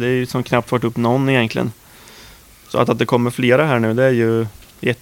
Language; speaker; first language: Swedish; native; Swedish